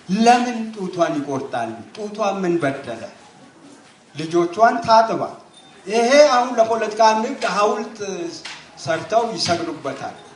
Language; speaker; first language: Amharic; non-native, local second language; Wolaytta